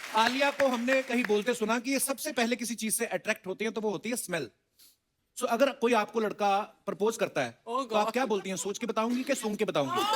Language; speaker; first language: Hindi; non-native, local second language; Punjabi